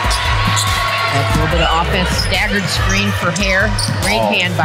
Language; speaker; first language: English; native; English